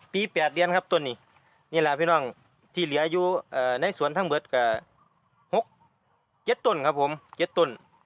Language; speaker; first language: Thai; native; Thai